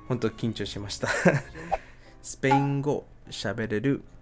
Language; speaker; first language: Japanese; non-native, learner; English